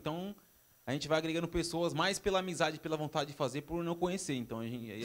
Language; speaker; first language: Portuguese; native; Portuguese